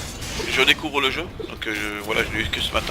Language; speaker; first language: French; native; French